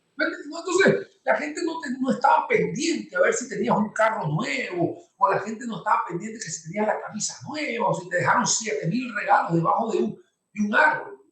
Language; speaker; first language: Spanish; native; Spanish